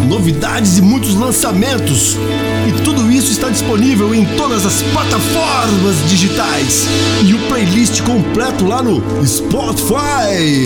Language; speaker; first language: Portuguese; native; Portuguese